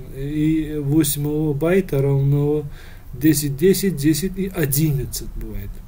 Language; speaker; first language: Russian; non-native, local second language; Uzbek